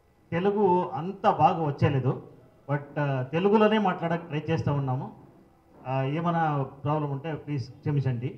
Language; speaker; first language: Telugu; non-native, fluent; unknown